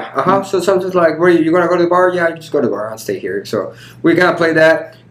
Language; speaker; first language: English; early bilingual, other home language; Spanish